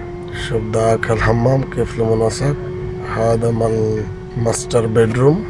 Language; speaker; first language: Arabic; non-native, learner; Bangla